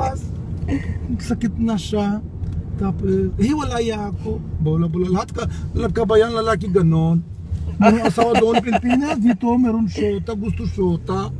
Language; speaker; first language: Filipino; non-native, learner; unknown